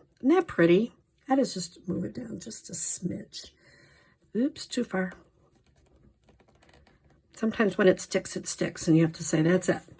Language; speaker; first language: English; native; English